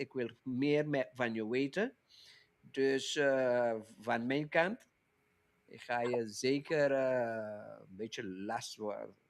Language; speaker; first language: Dutch; non-native, local second language; Papiamento